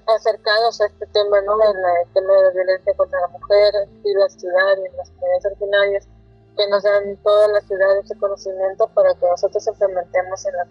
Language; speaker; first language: Spanish; non-native, local second language; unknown